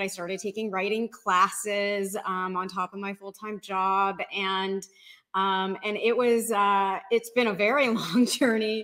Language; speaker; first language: English; native; English